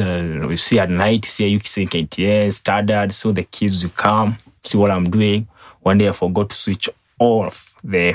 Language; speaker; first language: English; non-native, local second language; Kikuyu